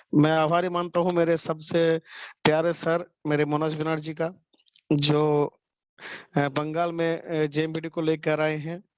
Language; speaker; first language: Hindi; non-native, local second language; Bangla